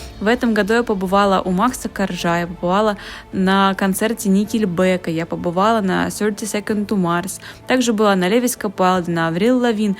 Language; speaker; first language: Russian; native; Russian